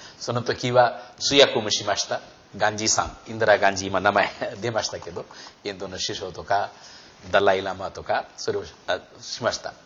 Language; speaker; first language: Japanese; non-native, fluent; Hindi